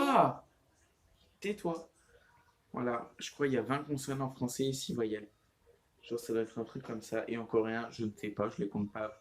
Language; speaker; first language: French; native; French